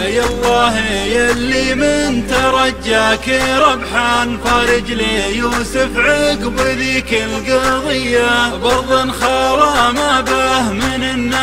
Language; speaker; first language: Arabic; native; Arabic